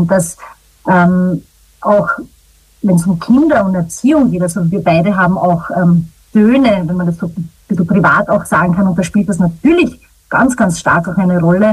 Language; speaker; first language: German; native; German